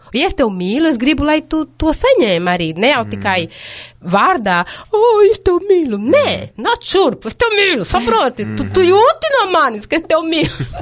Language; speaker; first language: Latvian; non-native, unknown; Portuguese